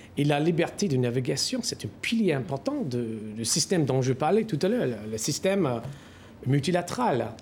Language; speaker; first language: French; non-native, fluent; English